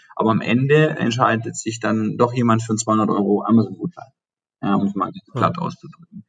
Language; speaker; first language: German; early bilingual, other home language; Turkish